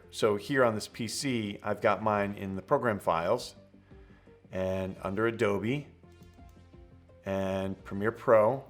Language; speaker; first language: English; native; English